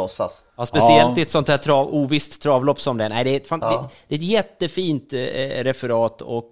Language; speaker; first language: Swedish; native; Swedish